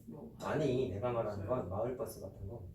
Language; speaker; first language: Korean; native; Korean